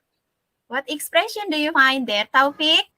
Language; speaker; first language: English; non-native, learner; Indonesian